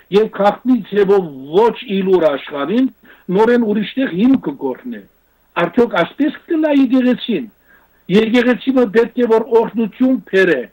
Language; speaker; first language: Armenian; native; Armenian